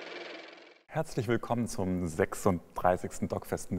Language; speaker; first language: German; native; German